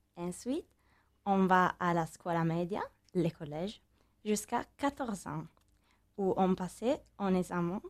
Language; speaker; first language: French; non-native, learner; Italian